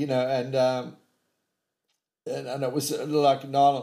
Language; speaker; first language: English; native; English